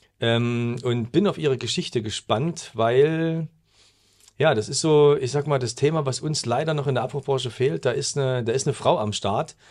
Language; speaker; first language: German; native; German